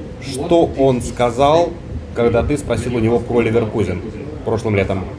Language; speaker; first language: Russian; native; Russian